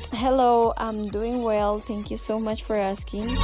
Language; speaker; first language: English; non-native, fluent; Spanish